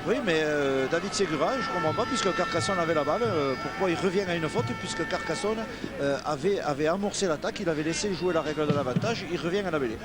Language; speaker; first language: French; native; French